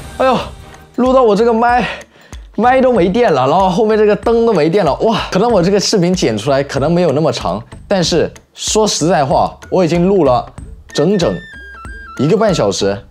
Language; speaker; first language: Chinese; native; Chinese